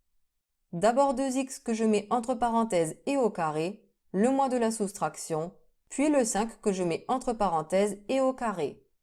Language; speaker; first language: French; native; French